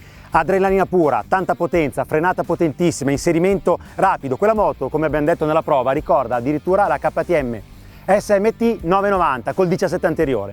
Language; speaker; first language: Italian; native; Italian